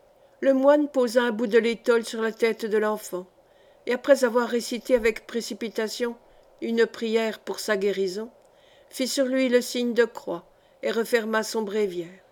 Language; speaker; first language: French; native; French